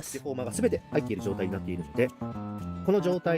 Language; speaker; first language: Japanese; native; Japanese